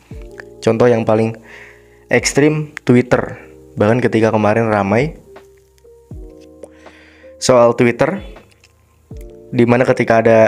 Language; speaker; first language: Indonesian; native; Indonesian